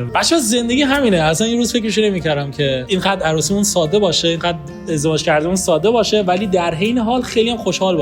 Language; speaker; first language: Persian; native; Persian